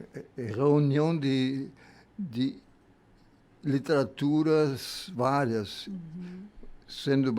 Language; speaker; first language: Portuguese; early bilingual, other home language; German